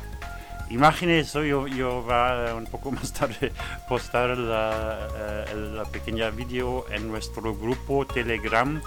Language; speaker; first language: Spanish; non-native, learner; French